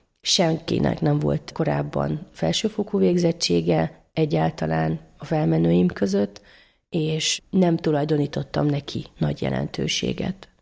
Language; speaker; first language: Hungarian; native; Hungarian